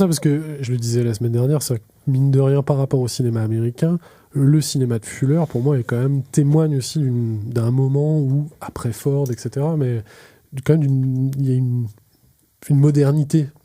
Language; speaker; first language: French; native; French